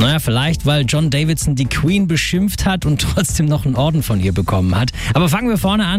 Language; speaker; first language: German; native; German